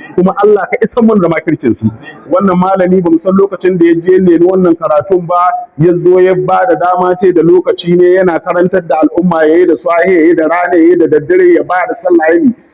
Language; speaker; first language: Hausa; native; Hausa